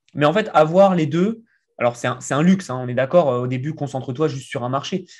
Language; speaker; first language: French; native; French